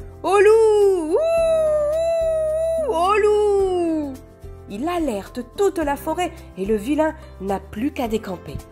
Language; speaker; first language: French; native; French